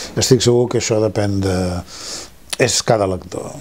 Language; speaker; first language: Catalan; non-native, local second language; Spanish